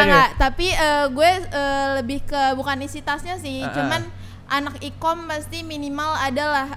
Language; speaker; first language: Indonesian; native; Indonesian